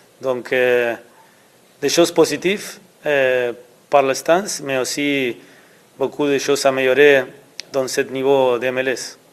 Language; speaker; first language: French; non-native, learner; Spanish